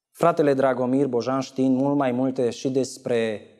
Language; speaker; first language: Romanian; native; Romanian